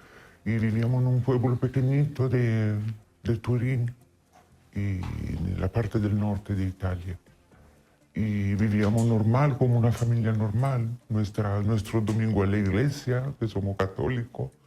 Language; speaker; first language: Spanish; non-native, fluent; Italian